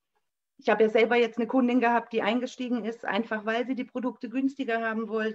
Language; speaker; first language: German; native; German